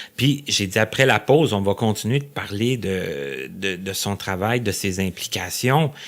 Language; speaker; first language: French; native; French